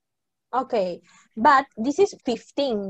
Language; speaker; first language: English; non-native, fluent; Spanish